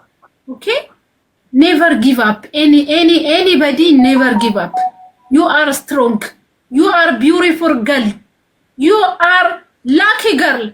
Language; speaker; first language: English; non-native, learner; Amharic